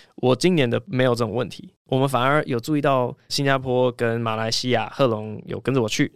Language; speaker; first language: Chinese; native; Chinese